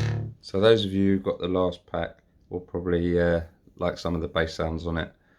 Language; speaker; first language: English; native; English